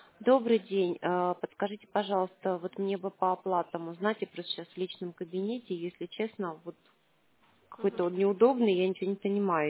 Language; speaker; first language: Russian; native; Russian